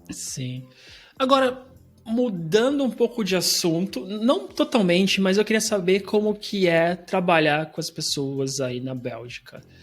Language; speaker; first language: Portuguese; native; Portuguese